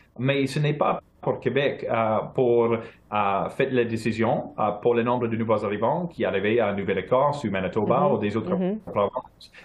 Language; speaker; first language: French; non-native, local second language; English